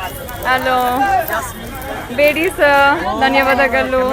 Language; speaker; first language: Kannada; non-native, learner; German